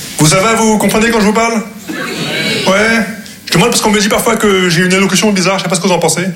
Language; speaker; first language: French; non-native, local second language; Arabic